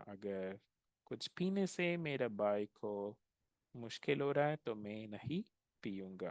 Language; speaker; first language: Hindi; non-native, local second language; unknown